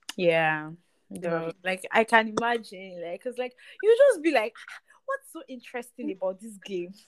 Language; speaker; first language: English; non-native, local second language; Yoruba